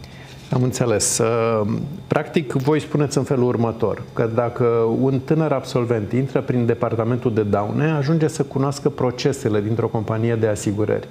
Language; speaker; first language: Romanian; native; Romanian